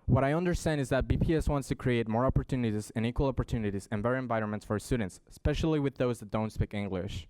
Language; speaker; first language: English; early bilingual, other home language; Spanish